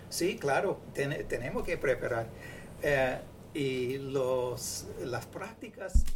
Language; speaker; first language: Spanish; non-native, fluent; English